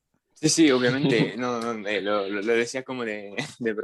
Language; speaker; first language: Spanish; non-native, fluent; French